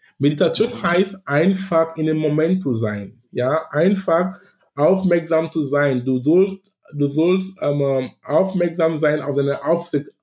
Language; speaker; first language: German; non-native, fluent; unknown